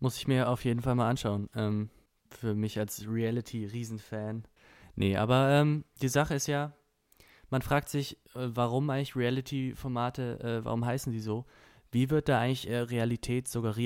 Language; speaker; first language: German; native; German